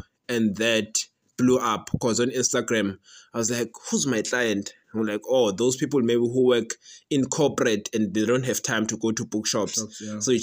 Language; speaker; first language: English; non-native, local second language; Swati